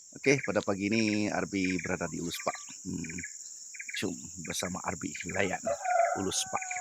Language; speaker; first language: Malay; non-native, local second language; Iban